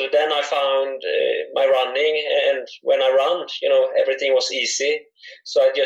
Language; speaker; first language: English; non-native, fluent; Swedish